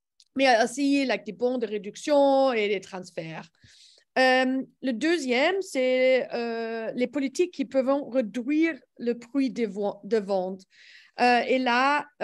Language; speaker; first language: French; non-native, learner; English